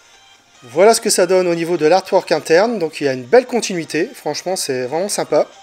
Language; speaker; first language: French; native; French